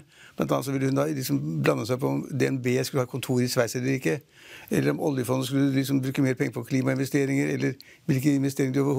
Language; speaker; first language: Norwegian; native; Norwegian